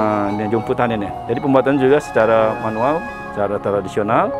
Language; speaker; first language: Indonesian; native; Indonesian